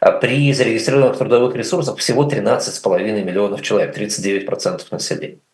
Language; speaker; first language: Russian; native; Russian